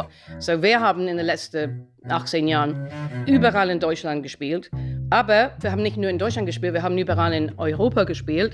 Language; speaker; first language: German; non-native, fluent; English